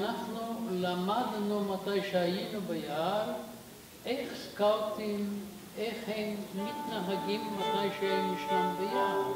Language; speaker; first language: Hebrew; non-native, fluent; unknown